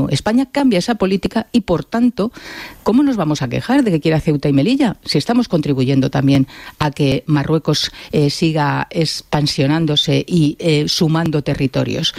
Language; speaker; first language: Spanish; native; Spanish